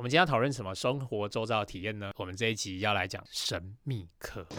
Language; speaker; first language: Chinese; native; Chinese